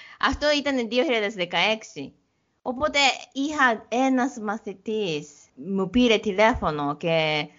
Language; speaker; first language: Greek; non-native, learner; Japanese